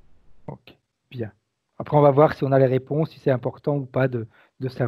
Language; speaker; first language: French; native; French